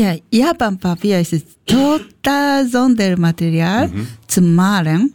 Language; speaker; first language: German; non-native, learner; Japanese